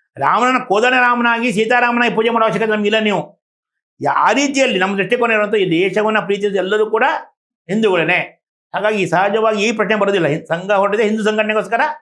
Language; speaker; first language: Kannada; native; Kannada